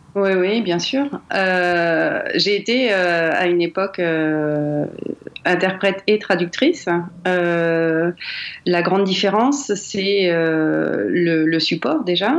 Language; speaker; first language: French; native; French